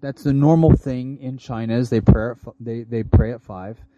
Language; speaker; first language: English; native; English